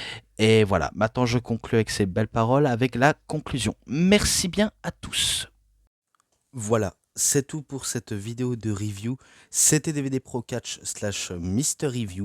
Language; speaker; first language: French; native; French